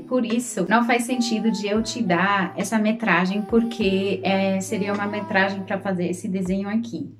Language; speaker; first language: Portuguese; non-native, fluent; German